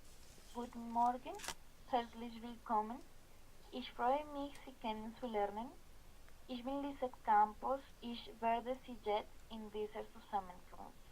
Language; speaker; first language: German; non-native, learner; Spanish